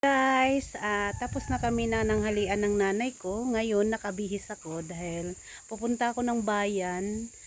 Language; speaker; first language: Filipino; non-native, local second language; Cebuano